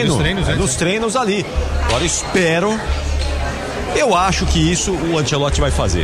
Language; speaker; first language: Portuguese; native; Portuguese